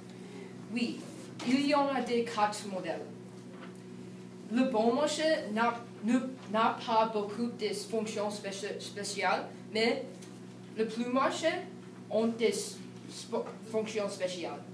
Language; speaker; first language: French; non-native, learner; English